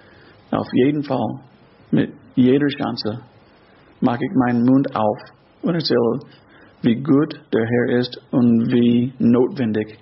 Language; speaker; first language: German; non-native, fluent; English